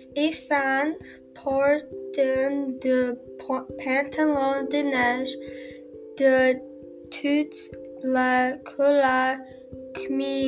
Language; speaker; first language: French; non-native, learner; English